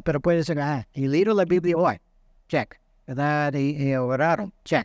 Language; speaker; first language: Spanish; non-native, fluent; English